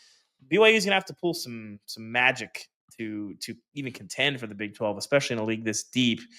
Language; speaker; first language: English; native; English